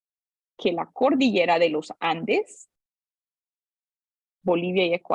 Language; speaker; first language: Spanish; non-native, fluent; English